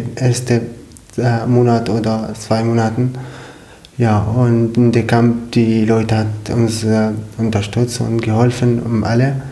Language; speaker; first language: German; non-native, fluent; Arabic